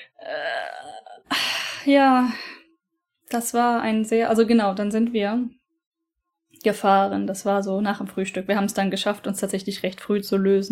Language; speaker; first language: German; native; German